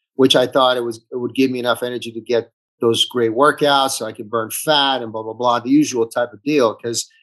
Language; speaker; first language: English; early bilingual, other home language; Italian